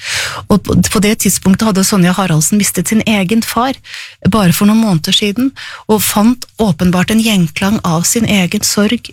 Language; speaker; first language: Norwegian; native; Norwegian